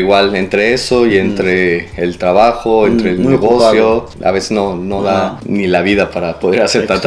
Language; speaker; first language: Spanish; native; Spanish